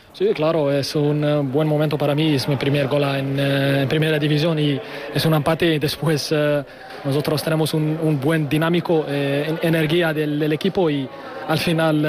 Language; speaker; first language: Spanish; non-native, learner; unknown